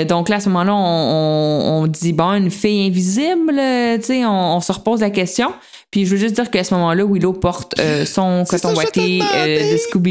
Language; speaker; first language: French; native; French